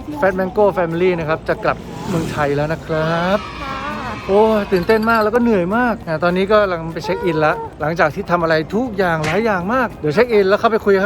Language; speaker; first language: Thai; native; Thai